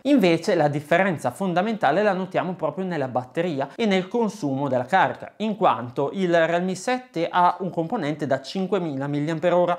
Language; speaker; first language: Italian; native; Italian